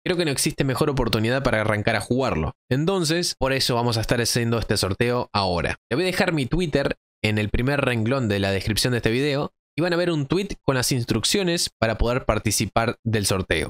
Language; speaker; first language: Spanish; native; Spanish